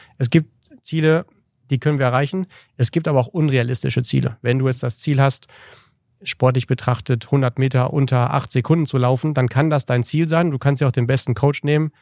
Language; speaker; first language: German; native; German